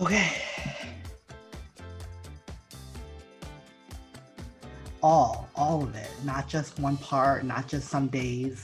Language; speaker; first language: English; native; English